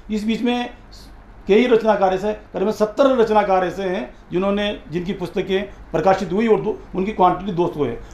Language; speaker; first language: Hindi; native; Hindi